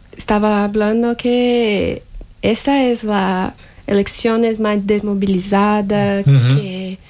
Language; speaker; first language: Spanish; non-native, learner; Portuguese